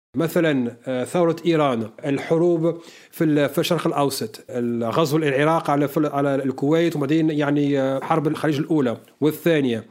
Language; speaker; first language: Arabic; early bilingual, heritage; Arabic